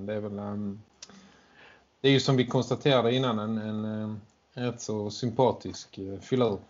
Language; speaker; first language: Swedish; native; Swedish